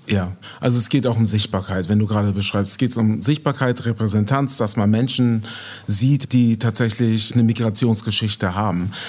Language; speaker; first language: German; native; German